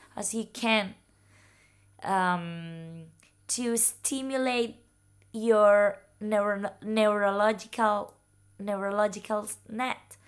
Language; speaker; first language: English; non-native, fluent; Spanish